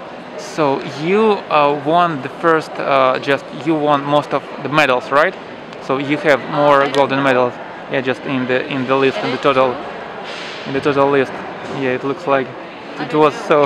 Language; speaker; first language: English; non-native, learner; Russian